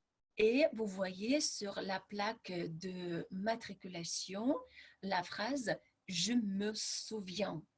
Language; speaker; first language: French; non-native, fluent; Lithuanian